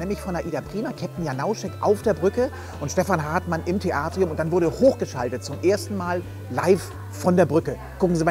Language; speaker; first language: German; native; German